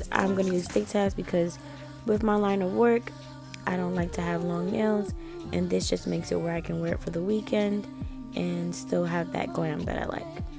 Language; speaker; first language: English; native; English